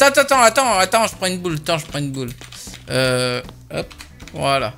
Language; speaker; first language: French; native; French